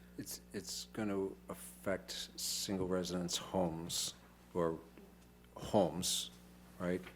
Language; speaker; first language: English; native; English